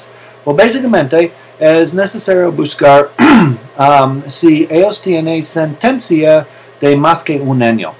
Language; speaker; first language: Spanish; non-native, learner; English